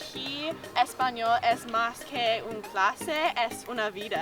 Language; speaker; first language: Spanish; non-native, learner; English